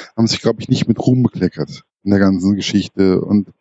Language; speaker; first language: German; native; German